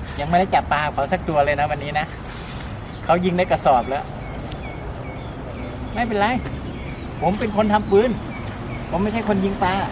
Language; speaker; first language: Thai; non-native, local second language; Northeastern Thai